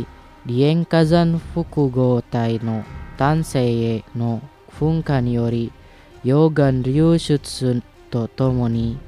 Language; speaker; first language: Japanese; non-native, fluent; Indonesian